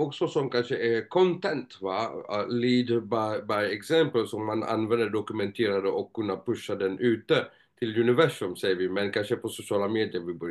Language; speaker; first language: Swedish; non-native, fluent; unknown